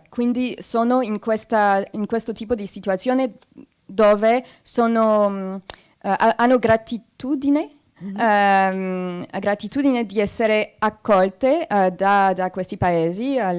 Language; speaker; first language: Italian; non-native, fluent; French